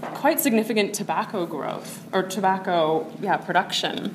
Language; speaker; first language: English; native; English